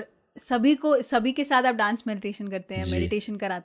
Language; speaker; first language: Hindi; native; Hindi